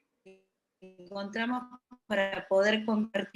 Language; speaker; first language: Spanish; native; Spanish